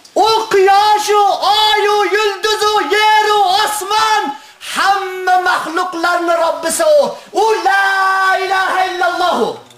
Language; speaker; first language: Uzbek; native; Uzbek